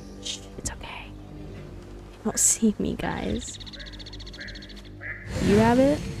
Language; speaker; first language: English; native; English